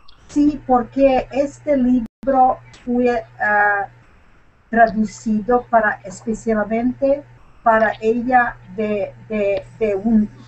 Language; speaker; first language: Spanish; non-native, learner; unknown